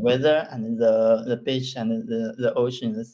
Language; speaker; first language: English; non-native, learner; Chinese